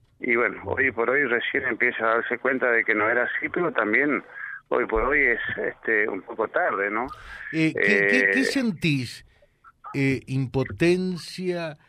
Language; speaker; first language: Spanish; native; Spanish